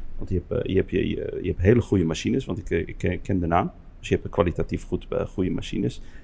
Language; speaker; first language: Dutch; early bilingual, other home language; Arabic